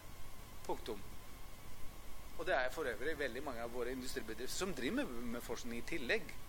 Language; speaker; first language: Norwegian; non-native, fluent; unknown